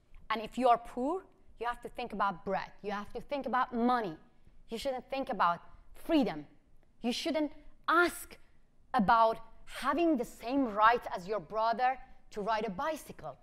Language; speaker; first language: English; non-native, fluent; Persian